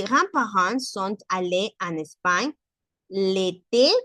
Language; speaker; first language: French; non-native, learner; Spanish